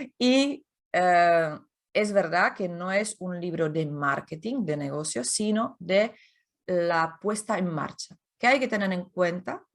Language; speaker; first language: Spanish; non-native, fluent; Czech